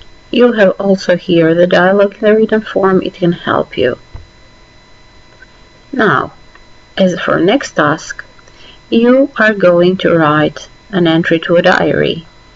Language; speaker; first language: English; non-native, fluent; Albanian